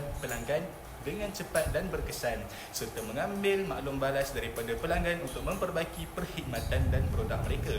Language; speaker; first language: Malay; native; Malay